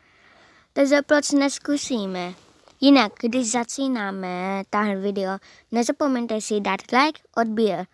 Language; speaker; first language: Czech; non-native, learner; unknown